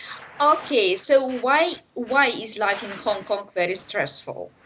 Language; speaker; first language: English; non-native, fluent; Russian